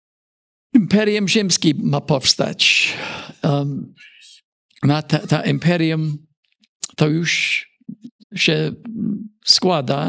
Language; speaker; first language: Polish; early bilingual, heritage; Polish